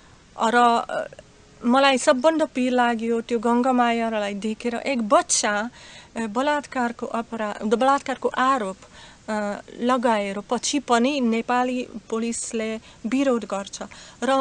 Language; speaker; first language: Nepali; non-native, learner; Slovak